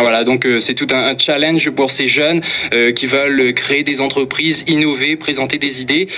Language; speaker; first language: French; native; French